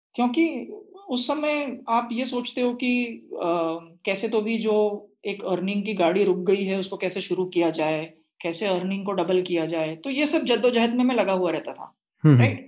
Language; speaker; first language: Hindi; non-native, local second language; Marathi